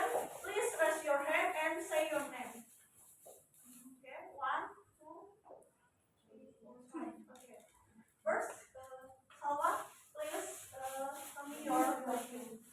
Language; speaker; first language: English; non-native, learner; Indonesian